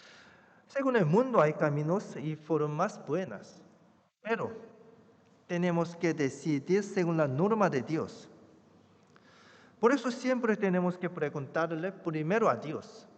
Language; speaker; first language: Spanish; non-native, fluent; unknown